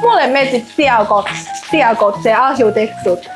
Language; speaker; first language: Estonian; non-native, learner; Chinese